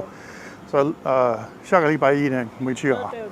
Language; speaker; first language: Chinese; non-native, learner; English